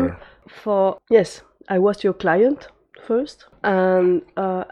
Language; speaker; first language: English; non-native, fluent; French